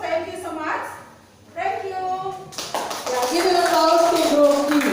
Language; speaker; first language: English; non-native, fluent; Indonesian